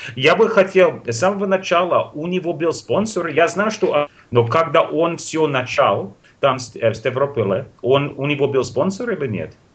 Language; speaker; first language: Russian; non-native, learner; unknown